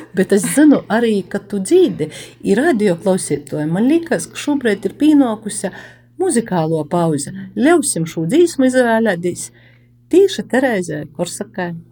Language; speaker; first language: Latvian; native; Latvian